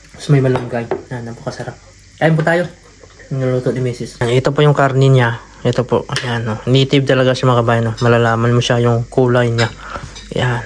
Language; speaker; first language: Filipino; native; Filipino